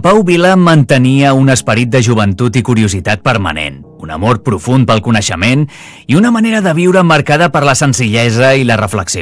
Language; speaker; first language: Catalan; native; Catalan